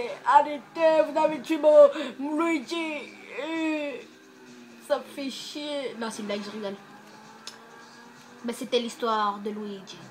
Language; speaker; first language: French; native; French